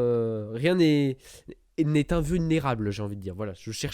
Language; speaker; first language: French; native; French